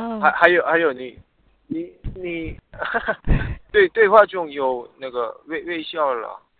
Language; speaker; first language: Chinese; non-native, learner; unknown